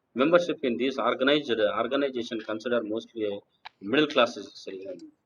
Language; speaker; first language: English; non-native, local second language; Telugu